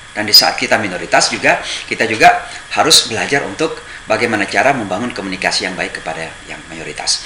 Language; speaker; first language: Indonesian; native; Indonesian